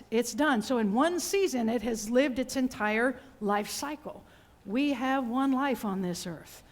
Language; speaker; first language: English; native; English